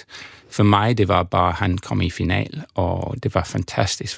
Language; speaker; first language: Danish; non-native, learner; English